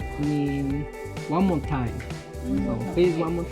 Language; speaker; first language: English; non-native, learner; Japanese